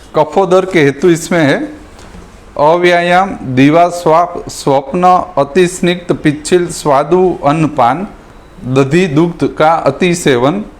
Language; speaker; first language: Hindi; non-native, local second language; Gujarati